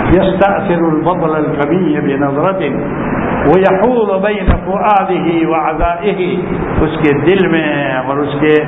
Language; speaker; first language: Urdu; non-native, local second language; Gujarati